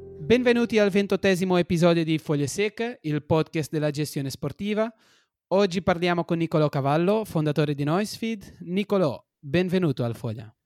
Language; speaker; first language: Italian; non-native, fluent; Portuguese